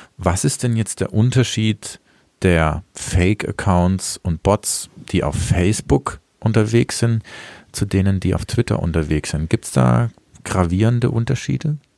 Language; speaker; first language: German; native; German